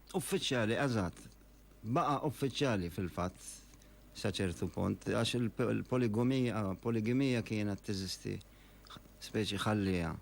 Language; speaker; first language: Maltese; non-native, fluent; Arabic